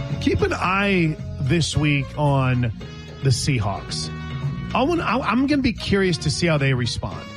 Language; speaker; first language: English; native; English